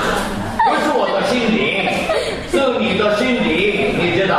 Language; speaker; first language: Chinese; non-native, learner; Korean